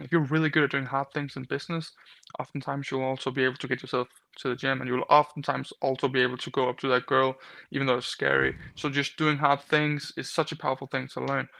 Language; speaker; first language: English; non-native, fluent; Danish